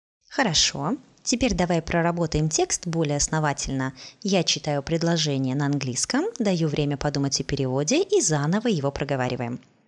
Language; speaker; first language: Russian; native; Russian